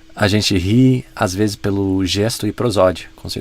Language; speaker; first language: Portuguese; non-native, fluent; English